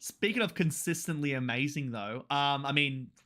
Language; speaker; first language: English; native; English